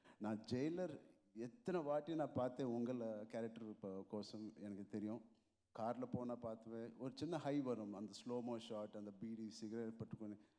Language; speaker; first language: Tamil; non-native, local second language; Telugu